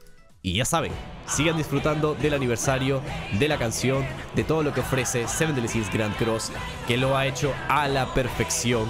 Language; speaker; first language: Spanish; native; Spanish